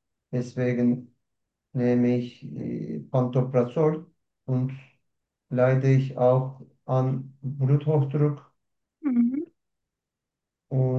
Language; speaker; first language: German; non-native, learner; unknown